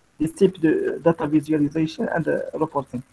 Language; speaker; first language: English; non-native, learner; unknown